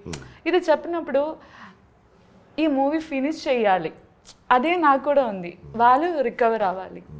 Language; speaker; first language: Telugu; non-native, learner; Malayalam